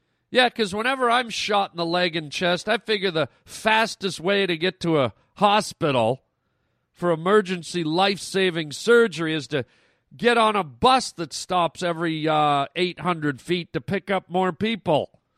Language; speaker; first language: English; native; English